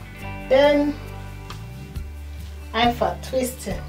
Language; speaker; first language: German; non-native, learner; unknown